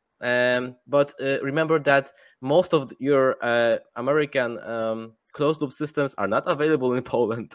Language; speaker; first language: English; non-native, fluent; Polish